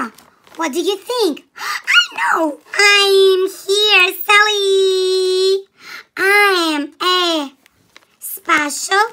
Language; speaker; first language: English; non-native, learner; Russian